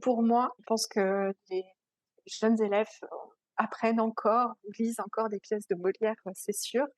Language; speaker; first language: French; native; French